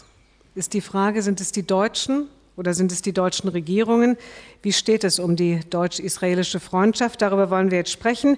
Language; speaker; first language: German; native; German